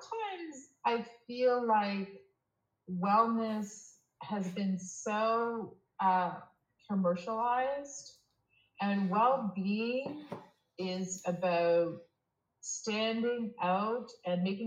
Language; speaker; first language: English; native; English